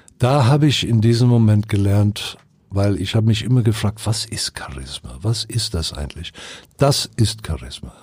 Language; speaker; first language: German; non-native, fluent; English